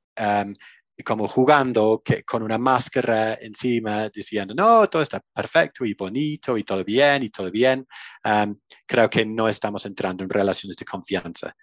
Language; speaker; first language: Spanish; non-native, fluent; English